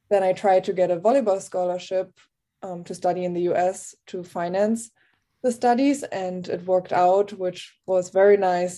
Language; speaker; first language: English; non-native, fluent; German